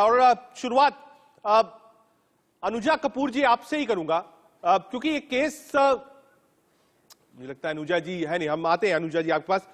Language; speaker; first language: Hindi; native; Hindi